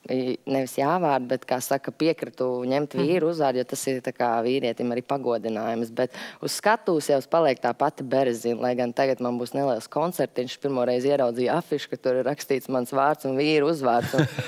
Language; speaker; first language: Latvian; native; Latvian